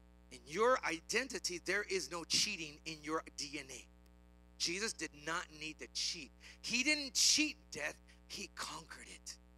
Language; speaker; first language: English; early bilingual, other home language; Spanish